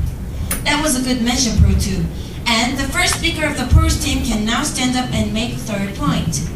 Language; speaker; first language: English; non-native, fluent; Korean